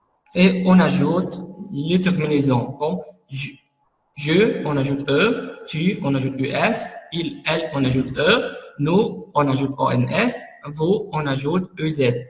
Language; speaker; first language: French; non-native, fluent; Arabic